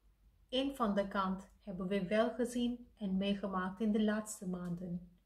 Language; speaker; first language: Dutch; non-native, fluent; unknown